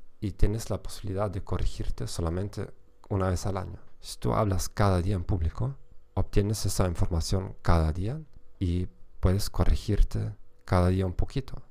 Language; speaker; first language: Spanish; non-native, fluent; German